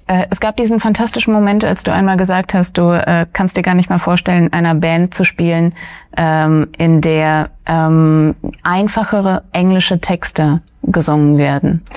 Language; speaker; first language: German; early bilingual, other home language; Russian